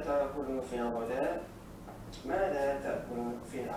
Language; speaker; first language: Arabic; non-native, learner; Indonesian